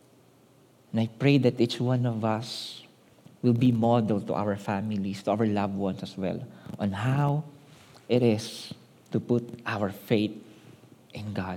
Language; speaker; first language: English; non-native, local second language; Filipino